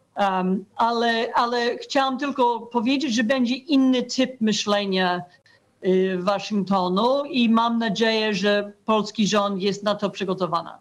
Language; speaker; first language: Polish; non-native, fluent; English